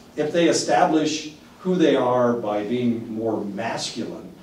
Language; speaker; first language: English; native; English